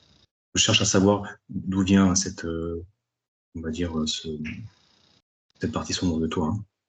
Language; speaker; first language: French; native; French